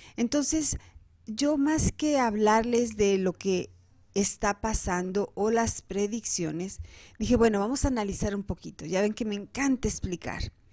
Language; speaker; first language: Spanish; native; Spanish